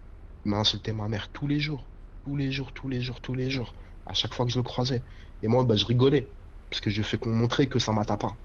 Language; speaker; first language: French; native; French